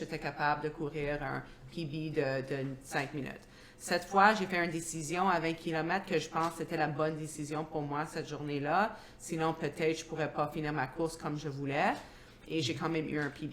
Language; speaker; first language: French; non-native, local second language; English